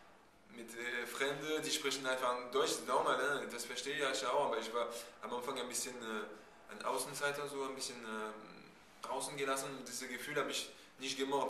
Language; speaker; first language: German; non-native, fluent; French